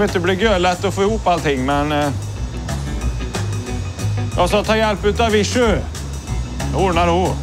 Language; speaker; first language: Swedish; native; Swedish